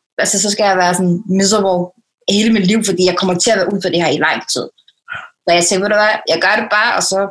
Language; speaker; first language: Danish; early bilingual, other home language; Somali